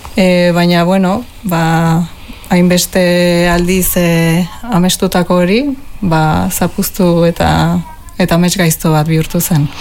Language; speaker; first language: Basque; non-native, local second language; Spanish